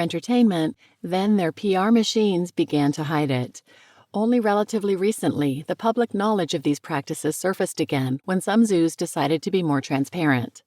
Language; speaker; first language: English; native; English